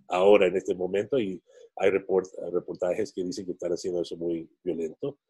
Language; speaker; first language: Spanish; non-native, fluent; English